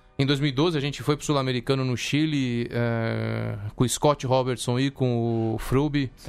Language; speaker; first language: Portuguese; early bilingual, other home language; Spanish